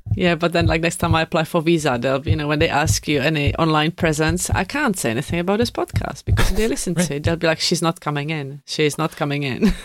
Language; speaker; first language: English; non-native, fluent; Czech